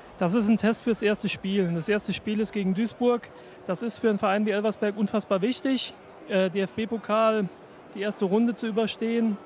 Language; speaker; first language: German; native; German